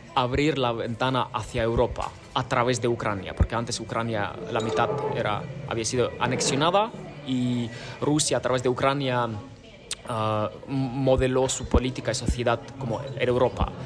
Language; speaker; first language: Spanish; non-native, fluent; Ukrainian